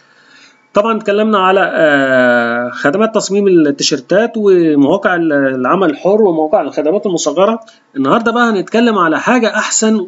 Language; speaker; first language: Arabic; native; Arabic